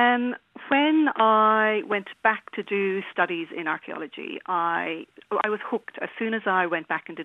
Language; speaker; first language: English; native; English